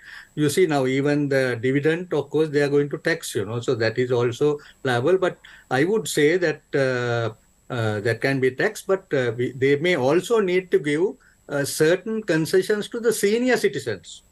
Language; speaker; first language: English; non-native, local second language; Sinhala